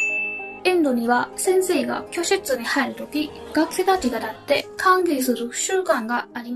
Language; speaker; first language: Japanese; non-native, learner; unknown